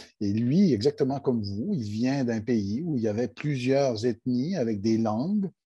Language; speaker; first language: French; native; French